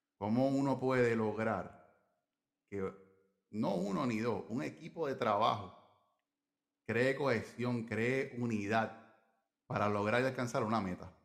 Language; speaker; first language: Spanish; native; Spanish